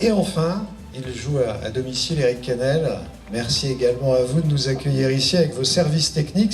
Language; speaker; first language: French; native; French